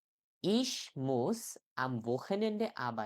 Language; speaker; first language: German; non-native, learner; Bangla